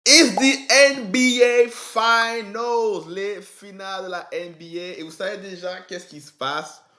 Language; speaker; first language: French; native; French